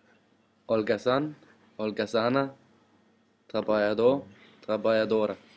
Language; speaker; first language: Spanish; non-native, learner; Danish